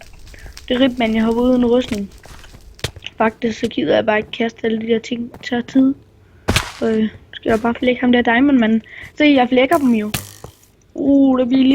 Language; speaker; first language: Danish; native; Danish